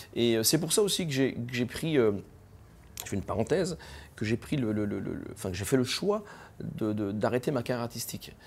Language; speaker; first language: French; native; French